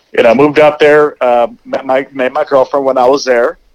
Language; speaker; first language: English; early bilingual, other home language; Spanish